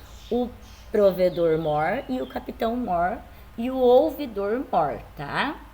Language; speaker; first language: Portuguese; native; Portuguese